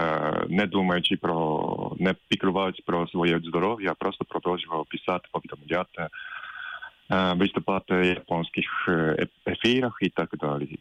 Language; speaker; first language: Ukrainian; non-native, fluent; Japanese